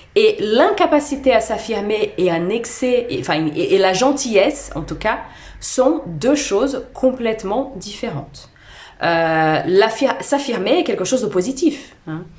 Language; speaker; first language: French; non-native, fluent; Portuguese